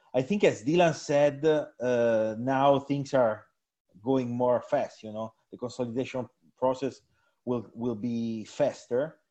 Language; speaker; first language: English; non-native, fluent; Italian